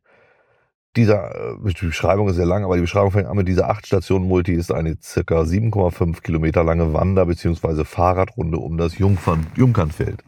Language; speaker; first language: German; native; German